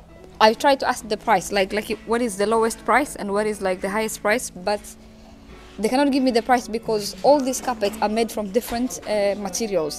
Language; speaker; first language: English; non-native, fluent; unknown